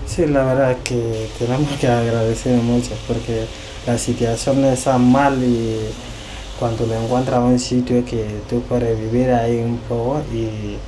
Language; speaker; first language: Spanish; non-native, learner; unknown